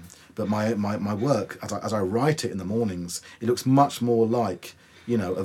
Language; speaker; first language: English; native; English